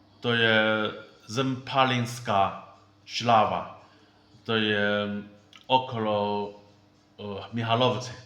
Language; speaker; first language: Slovak; non-native, learner; Chinese